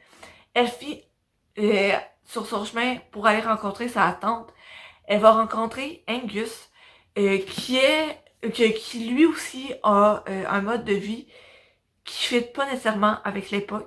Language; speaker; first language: French; native; French